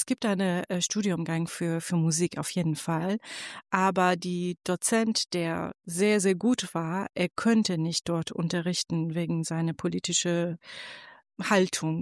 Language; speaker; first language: German; non-native, fluent; Persian